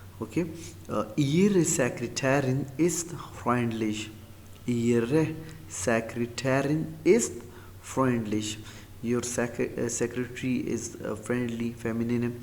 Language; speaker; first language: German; non-native, learner; Urdu